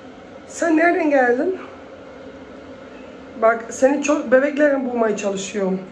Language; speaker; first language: Turkish; early bilingual, heritage; Turkish